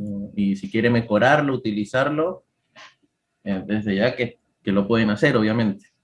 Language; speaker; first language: Spanish; native; Spanish